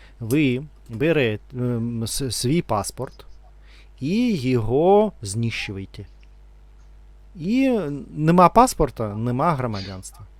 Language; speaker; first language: Ukrainian; non-native, learner; Russian